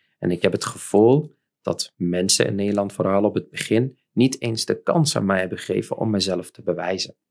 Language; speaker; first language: Dutch; non-native, fluent; Arabic